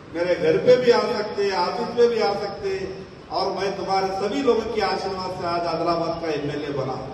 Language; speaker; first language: Hindi; non-native, local second language; Telugu